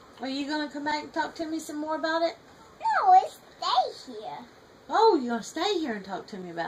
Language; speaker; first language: English; native; English